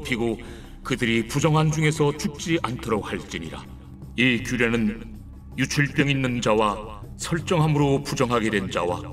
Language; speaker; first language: Korean; native; Korean